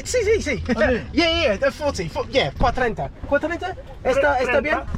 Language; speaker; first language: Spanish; non-native, learner; English